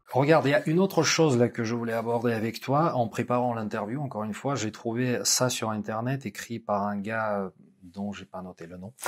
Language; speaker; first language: French; non-native, fluent; Russian